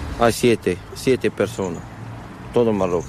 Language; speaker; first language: Spanish; non-native, learner; Arabic